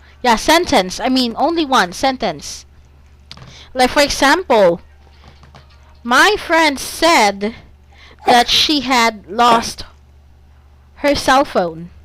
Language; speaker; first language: English; non-native, fluent; Cebuano